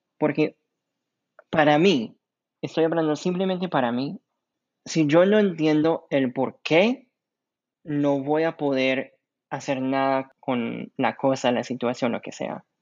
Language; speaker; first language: Spanish; non-native, fluent; English